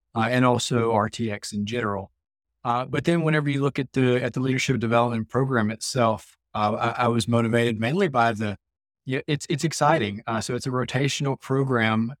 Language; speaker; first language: English; native; English